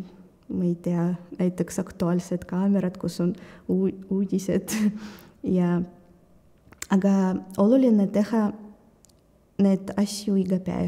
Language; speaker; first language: Estonian; non-native, local second language; Russian